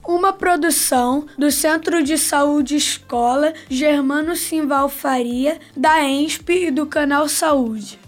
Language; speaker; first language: Portuguese; native; Portuguese